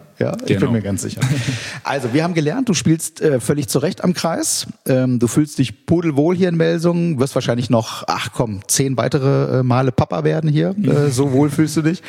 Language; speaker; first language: German; native; German